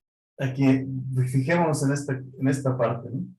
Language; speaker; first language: Spanish; native; Spanish